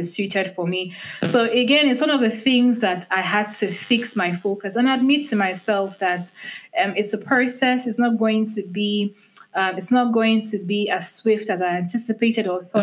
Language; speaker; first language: English; non-native, local second language; Igbo